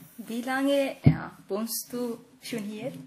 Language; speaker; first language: German; non-native, learner; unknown